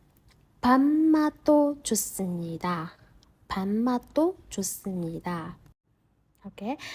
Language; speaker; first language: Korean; non-native, fluent; Burmese